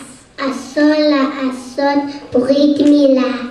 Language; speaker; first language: Hebrew; non-native, learner; English